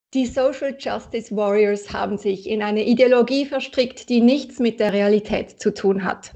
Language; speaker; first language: German; native; German